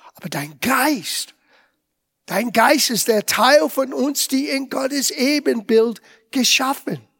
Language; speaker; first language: German; non-native, fluent; English